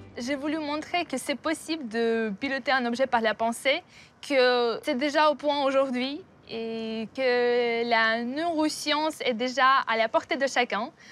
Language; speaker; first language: French; non-native, fluent; Ukrainian